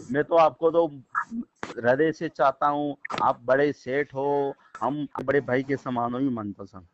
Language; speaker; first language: Hindi; native; Hindi